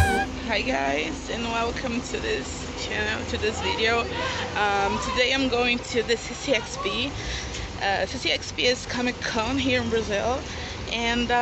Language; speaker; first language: English; non-native, learner; Portuguese